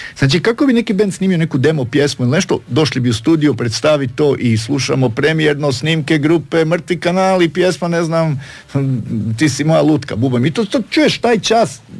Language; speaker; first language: Croatian; native; Croatian